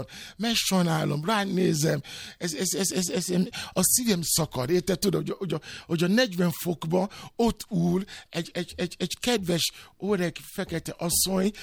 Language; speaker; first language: Hungarian; non-native, fluent; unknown